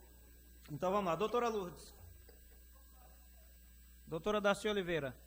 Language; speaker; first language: Portuguese; native; Portuguese